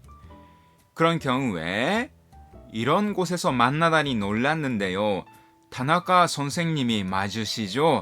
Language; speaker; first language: Korean; non-native, fluent; Japanese